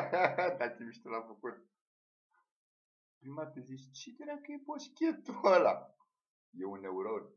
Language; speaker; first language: Romanian; native; Romanian